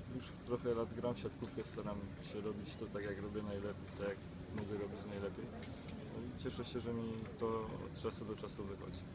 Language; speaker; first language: Polish; native; Polish